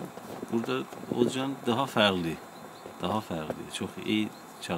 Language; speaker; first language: Turkish; non-native, learner; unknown